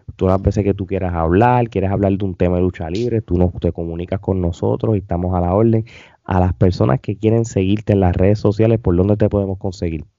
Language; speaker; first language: Spanish; native; Spanish